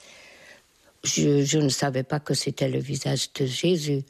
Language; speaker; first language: French; non-native, fluent; Hungarian